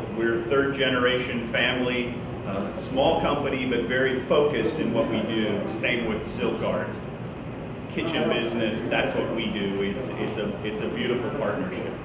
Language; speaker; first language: English; native; English